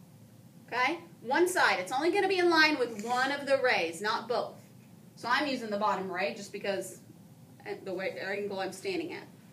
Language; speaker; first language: English; native; English